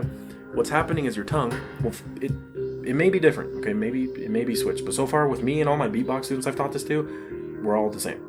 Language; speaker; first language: English; native; English